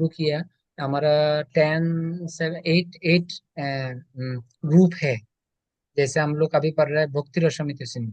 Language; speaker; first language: Hindi; non-native, learner; Bangla